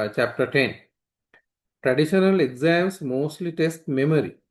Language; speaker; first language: English; non-native, local second language; Sinhala